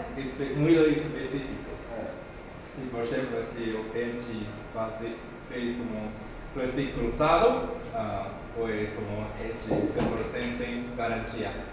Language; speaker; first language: Portuguese; non-native, fluent; Chinese